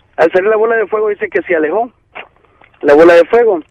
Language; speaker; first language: Spanish; native; Spanish